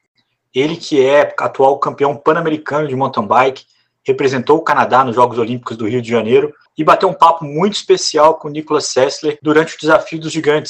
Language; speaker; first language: Portuguese; native; Portuguese